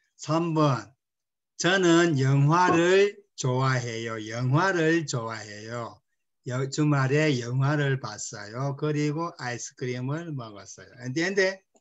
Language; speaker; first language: Korean; non-native, fluent; Spanish